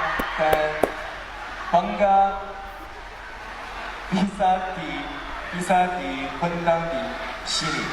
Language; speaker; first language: Indonesian; non-native, learner; Chinese